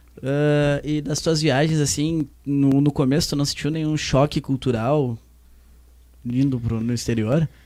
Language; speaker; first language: Portuguese; native; Portuguese